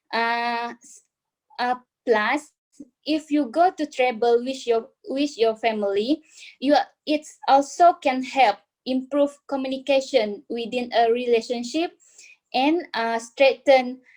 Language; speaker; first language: English; non-native, local second language; Malay